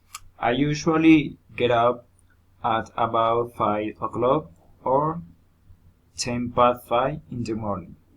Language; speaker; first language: English; non-native, learner; Spanish